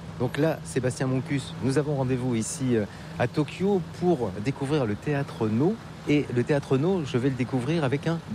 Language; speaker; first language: French; native; French